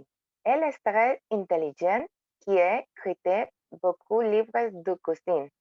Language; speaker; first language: French; non-native, learner; Spanish